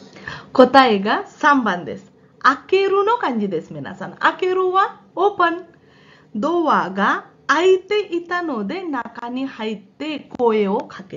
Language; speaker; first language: Japanese; non-native, fluent; Hindi